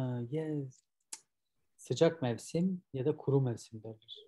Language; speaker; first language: Turkish; native; Turkish